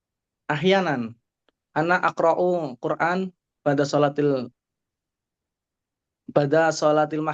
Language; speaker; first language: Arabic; non-native, learner; Indonesian